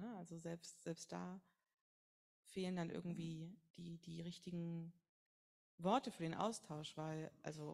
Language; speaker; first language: German; native; German